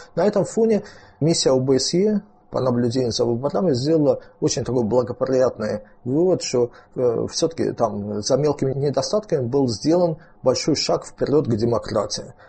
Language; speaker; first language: Russian; non-native, local second language; Azerbaijani